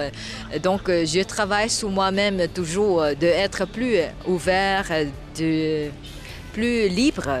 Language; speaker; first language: French; non-native, fluent; Chinese